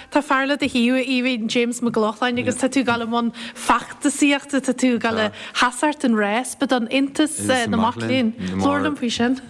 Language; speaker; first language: Irish; native; Irish